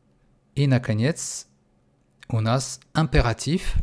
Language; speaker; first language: Russian; non-native, fluent; French